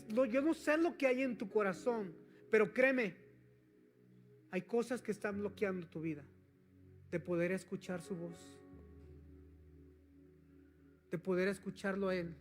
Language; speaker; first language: Spanish; native; Spanish